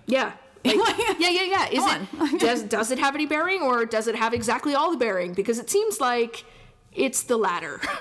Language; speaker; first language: English; native; English